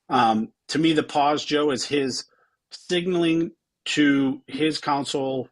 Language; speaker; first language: English; native; English